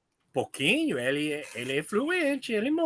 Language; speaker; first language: Portuguese; non-native, learner; English